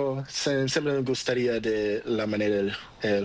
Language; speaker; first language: Spanish; non-native, learner; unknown